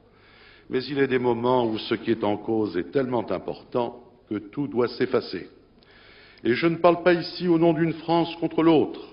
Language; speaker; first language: French; native; French